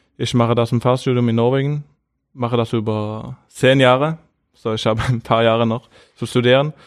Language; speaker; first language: German; non-native, fluent; Norwegian